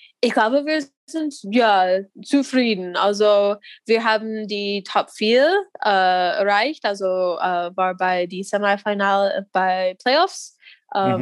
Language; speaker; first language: German; non-native, learner; English